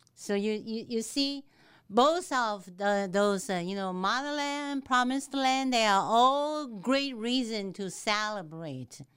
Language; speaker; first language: English; non-native, fluent; Chinese